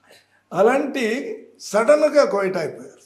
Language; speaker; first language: Telugu; non-native, learner; Tamil